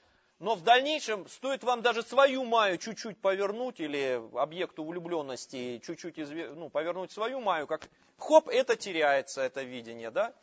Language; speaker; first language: Russian; native; Russian